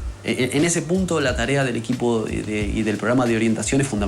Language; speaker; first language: Spanish; native; Spanish